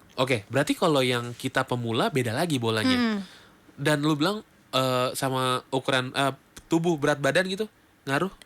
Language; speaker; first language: Indonesian; native; Indonesian